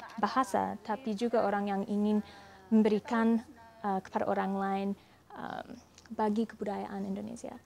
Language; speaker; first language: Indonesian; non-native, fluent; English